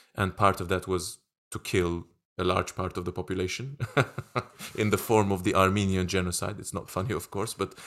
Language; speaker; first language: English; non-native, fluent; Turkish